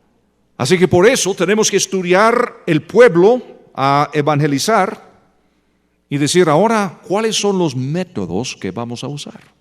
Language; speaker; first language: Spanish; non-native, fluent; English